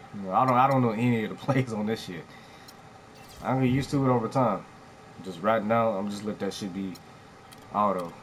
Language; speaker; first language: English; native; English